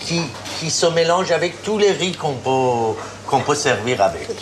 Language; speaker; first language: French; non-native, fluent; Persian